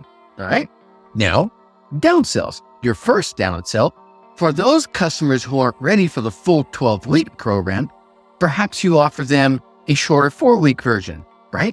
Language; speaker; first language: English; native; English